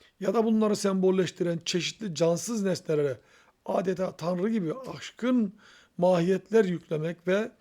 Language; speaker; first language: Turkish; native; Turkish